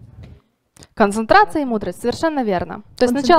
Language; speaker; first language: Russian; native; Russian